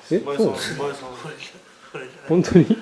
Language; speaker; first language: Japanese; native; Japanese